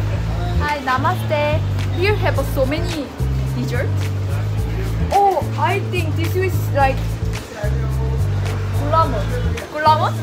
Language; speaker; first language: English; non-native, learner; Korean